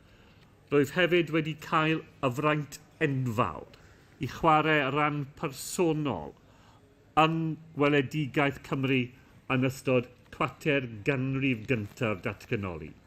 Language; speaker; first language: Welsh; non-native, local second language; English